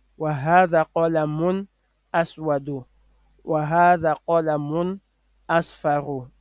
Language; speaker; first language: Arabic; non-native, fluent; French